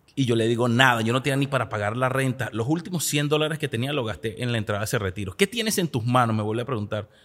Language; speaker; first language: Spanish; native; Spanish